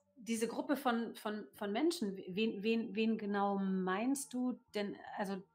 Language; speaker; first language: German; native; German